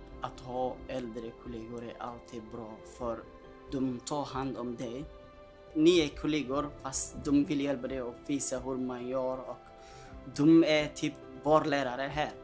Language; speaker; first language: Swedish; early bilingual, other home language; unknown